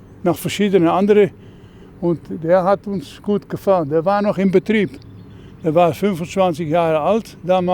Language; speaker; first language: German; non-native, learner; Dutch